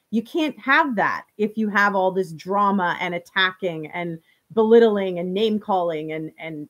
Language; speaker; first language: English; native; English